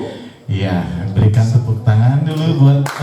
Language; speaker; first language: Indonesian; native; Indonesian